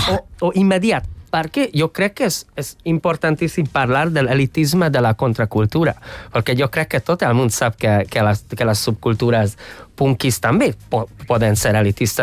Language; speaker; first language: Catalan; non-native, fluent; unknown